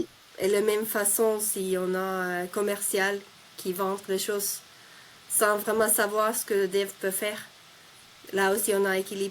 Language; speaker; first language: French; non-native, fluent; Finnish